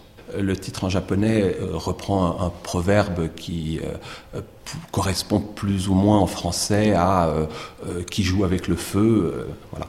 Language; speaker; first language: French; native; French